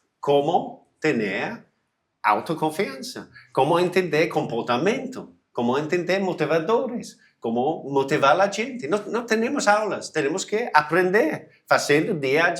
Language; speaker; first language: Portuguese; non-native, learner; English